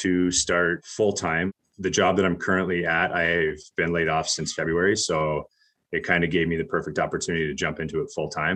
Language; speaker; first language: English; native; English